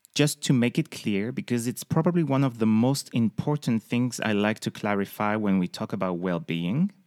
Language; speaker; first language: English; non-native, fluent; French